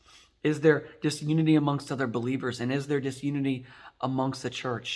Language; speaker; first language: English; native; English